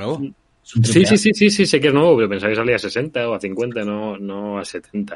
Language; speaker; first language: Spanish; native; Spanish